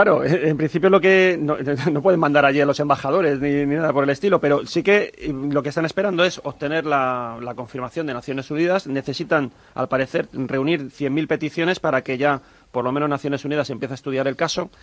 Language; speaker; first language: Spanish; native; Spanish